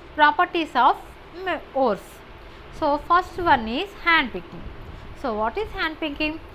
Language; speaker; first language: English; non-native, local second language; Telugu